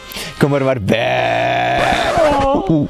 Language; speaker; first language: Dutch; native; Dutch